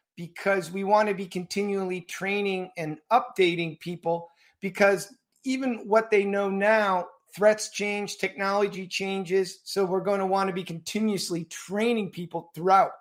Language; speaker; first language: English; native; English